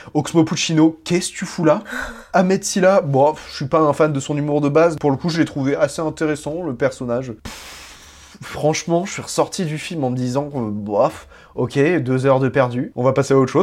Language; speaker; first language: French; native; French